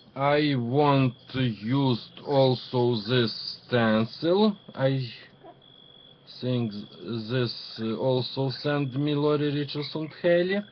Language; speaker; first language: English; non-native, learner; Ukrainian